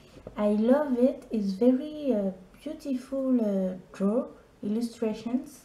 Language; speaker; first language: English; non-native, learner; French